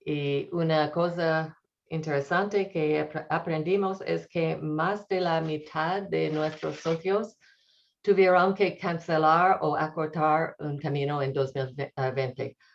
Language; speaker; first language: Spanish; non-native, learner; English